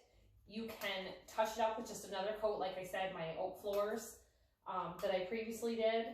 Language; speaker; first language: English; native; English